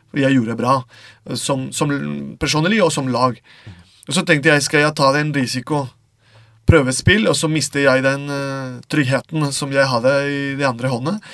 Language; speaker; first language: Norwegian; non-native, fluent; Spanish